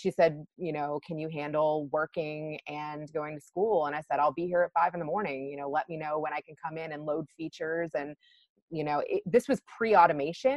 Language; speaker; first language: English; native; English